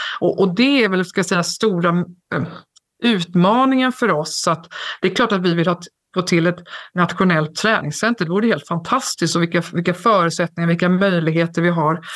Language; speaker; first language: Swedish; native; Swedish